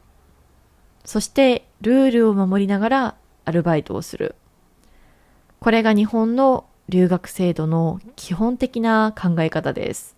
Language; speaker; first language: Japanese; native; Japanese